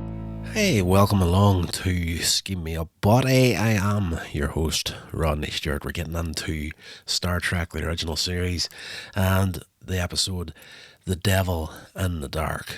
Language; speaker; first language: English; native; English